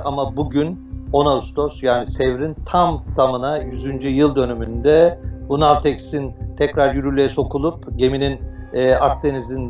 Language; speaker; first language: Turkish; native; Turkish